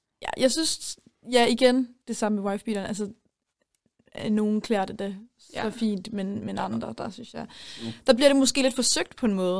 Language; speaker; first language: Danish; native; Danish